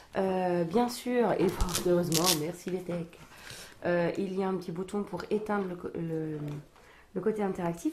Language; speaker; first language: French; native; French